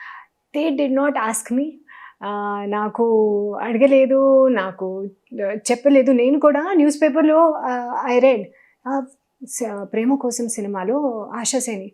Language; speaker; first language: Telugu; non-native, learner; Hindi